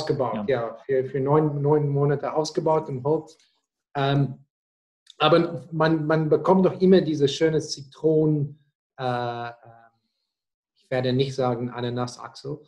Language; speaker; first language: German; non-native, fluent; Afrikaans